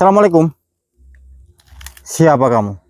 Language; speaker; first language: Indonesian; native; Indonesian